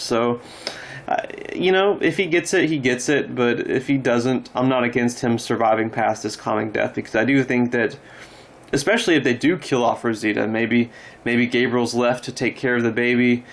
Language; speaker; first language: English; native; English